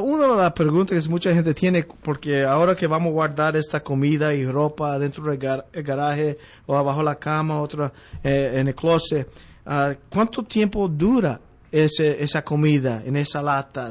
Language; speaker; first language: Spanish; early bilingual, heritage; Spanish